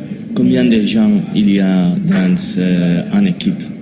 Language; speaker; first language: French; non-native, learner; Spanish